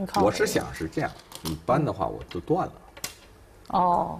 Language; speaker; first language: Chinese; native; Chinese